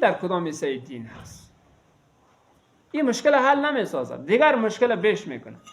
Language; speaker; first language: Persian; native; Persian